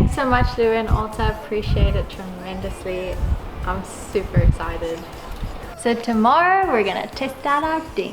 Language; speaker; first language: English; native; English